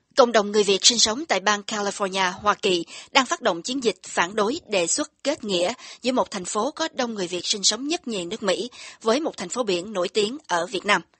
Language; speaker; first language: Vietnamese; native; Vietnamese